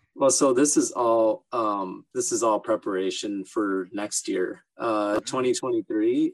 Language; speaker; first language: English; native; English